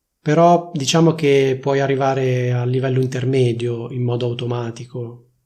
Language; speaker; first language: Italian; native; Italian